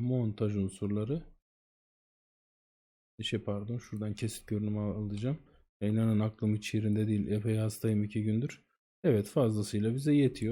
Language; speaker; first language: Turkish; native; Turkish